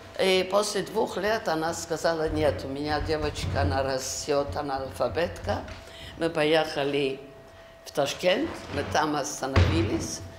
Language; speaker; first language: Russian; early bilingual, other home language; Yiddish